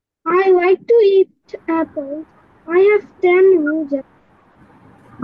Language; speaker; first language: English; non-native, learner; Bangla